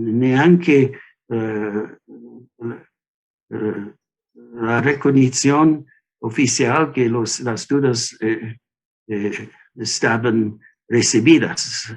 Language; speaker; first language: Spanish; non-native, learner; English